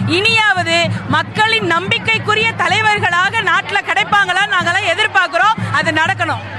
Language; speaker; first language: Tamil; native; Tamil